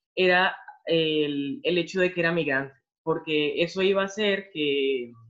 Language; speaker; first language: Spanish; native; Spanish